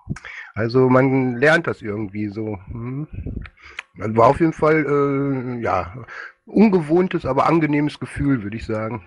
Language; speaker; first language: German; native; German